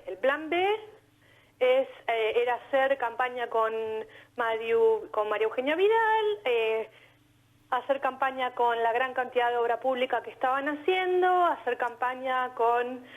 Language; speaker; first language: Spanish; native; Spanish